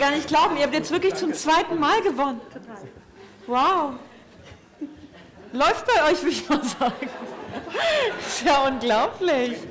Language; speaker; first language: German; native; German